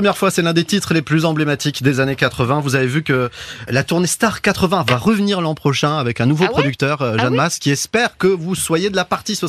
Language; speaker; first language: French; native; French